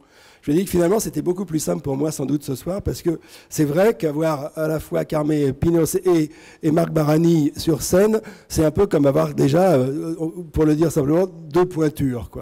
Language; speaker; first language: French; native; French